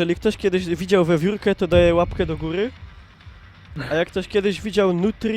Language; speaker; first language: Polish; native; Polish